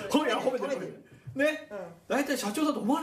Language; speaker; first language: Japanese; native; Japanese